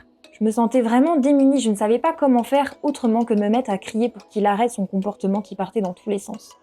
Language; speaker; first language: French; native; French